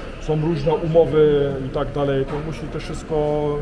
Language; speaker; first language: Polish; early bilingual, heritage; Polish